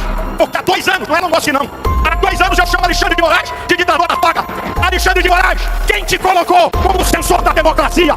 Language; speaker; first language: Portuguese; native; Portuguese